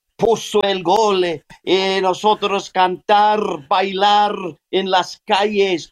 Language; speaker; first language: Spanish; non-native, learner; English